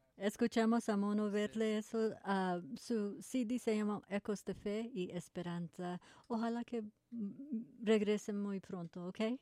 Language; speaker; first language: Spanish; early bilingual, heritage; Spanish